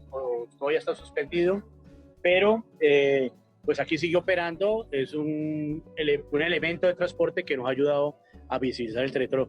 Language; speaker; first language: Spanish; native; Spanish